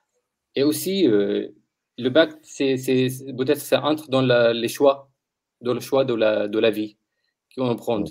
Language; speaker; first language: French; non-native, learner; Arabic